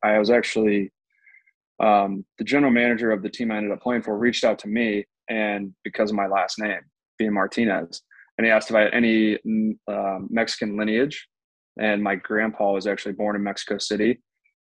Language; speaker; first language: English; native; English